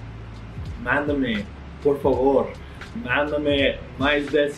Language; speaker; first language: Portuguese; non-native, learner; English